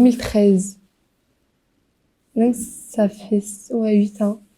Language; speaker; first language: French; early bilingual, other home language; Albanian